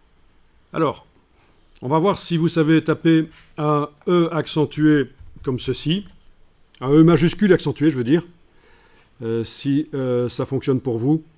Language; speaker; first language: French; native; French